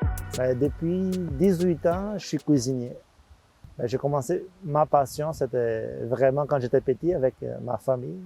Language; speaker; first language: French; non-native, fluent; Portuguese